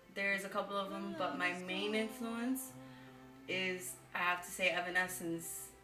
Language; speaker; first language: English; native; English